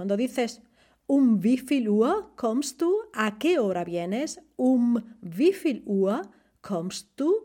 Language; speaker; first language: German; non-native, fluent; Spanish